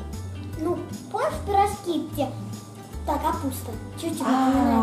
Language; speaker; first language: Russian; early bilingual, heritage; Russian